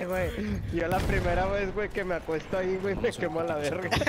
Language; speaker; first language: Spanish; native; Spanish